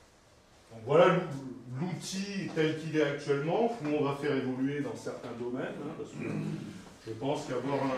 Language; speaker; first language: French; native; French